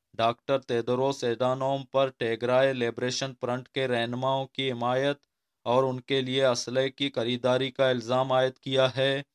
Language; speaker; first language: Urdu; non-native, local second language; Baluchi